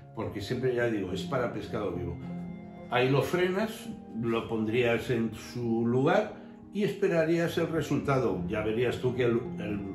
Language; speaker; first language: Spanish; native; Spanish